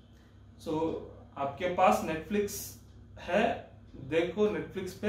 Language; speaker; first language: Hindi; non-native, local second language; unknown